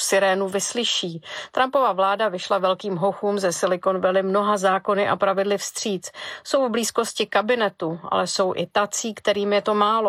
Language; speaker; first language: Czech; native; Czech